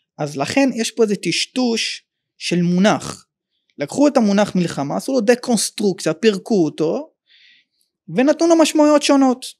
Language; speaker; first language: Hebrew; native; Hebrew